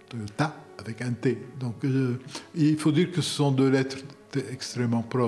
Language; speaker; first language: French; non-native, local second language; Arabic